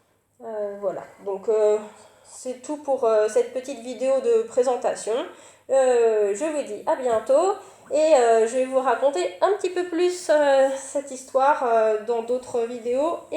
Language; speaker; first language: French; native; French